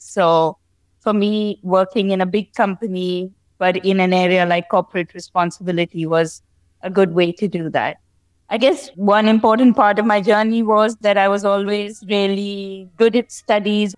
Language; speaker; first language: English; non-native, local second language; Hindi